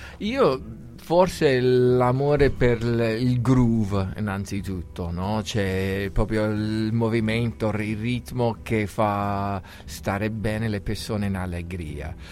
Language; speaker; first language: Italian; non-native, fluent; English